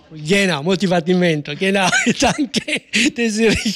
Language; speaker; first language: German; non-native, fluent; Italian